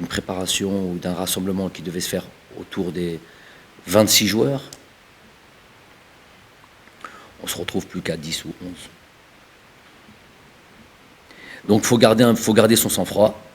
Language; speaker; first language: French; early bilingual, other home language; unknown